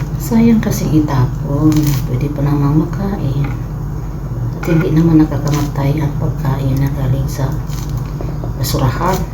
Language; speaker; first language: Filipino; non-native, local second language; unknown